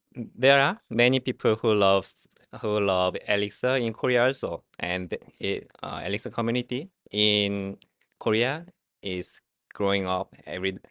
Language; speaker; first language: English; non-native, learner; Korean